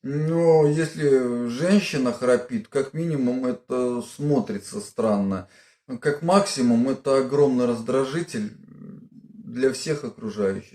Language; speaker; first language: Russian; native; Russian